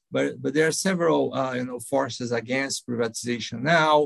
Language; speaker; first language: English; non-native, fluent; Portuguese